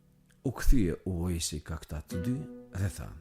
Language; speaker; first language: Albanian; native; Albanian